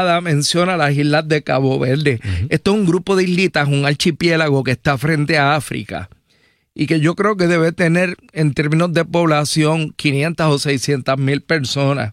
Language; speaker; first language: Spanish; native; Spanish